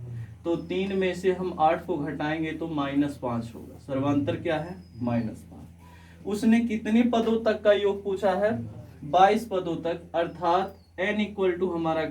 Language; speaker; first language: Hindi; native; Hindi